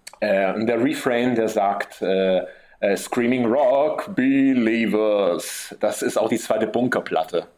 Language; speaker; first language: German; early bilingual, heritage; German